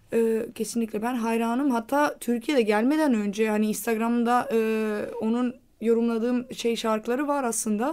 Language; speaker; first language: Turkish; non-native, fluent; Albanian